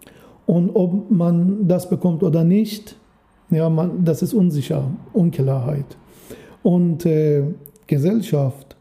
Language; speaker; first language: German; non-native, learner; Persian